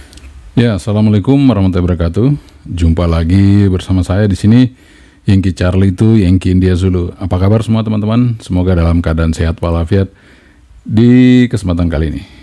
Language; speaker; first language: Indonesian; native; Indonesian